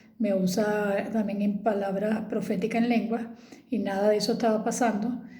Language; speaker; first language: Spanish; native; Spanish